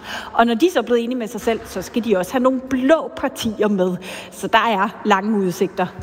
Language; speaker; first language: Danish; native; Danish